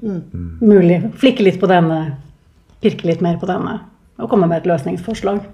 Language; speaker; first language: Norwegian; native; Norwegian